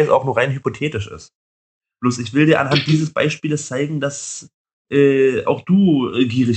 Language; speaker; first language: German; native; German